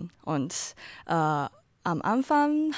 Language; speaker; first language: German; non-native, learner; Chinese